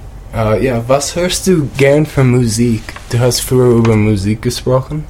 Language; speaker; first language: German; non-native, learner; English